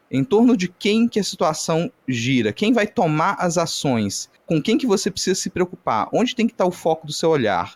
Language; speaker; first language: Portuguese; native; Portuguese